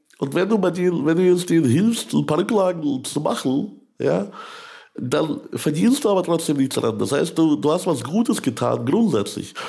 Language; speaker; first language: German; early bilingual, other home language; Russian